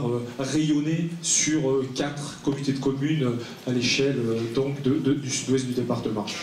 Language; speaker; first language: French; native; French